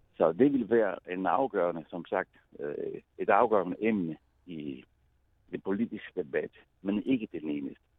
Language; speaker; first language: Danish; non-native, fluent; Italian